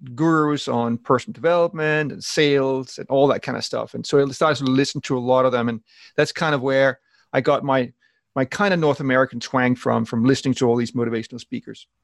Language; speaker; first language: English; non-native, fluent; Danish